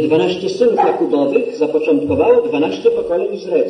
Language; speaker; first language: Polish; native; Polish